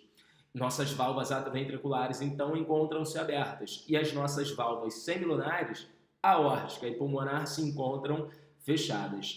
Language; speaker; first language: Portuguese; native; Portuguese